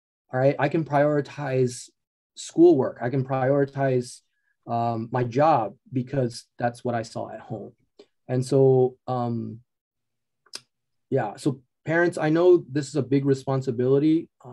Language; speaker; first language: English; early bilingual, other home language; Chinese